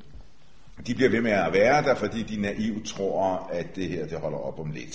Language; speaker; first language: Danish; early bilingual, other home language; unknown